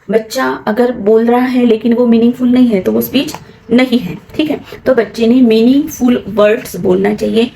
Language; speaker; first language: Hindi; non-native, local second language; Marathi